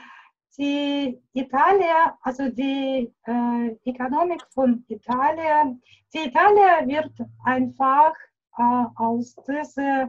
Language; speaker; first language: German; non-native, learner; Russian